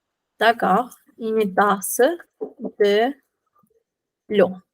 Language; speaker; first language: French; non-native, fluent; Spanish